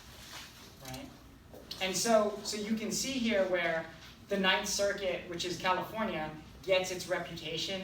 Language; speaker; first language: English; native; English